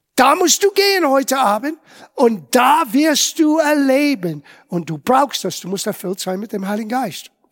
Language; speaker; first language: German; non-native, fluent; English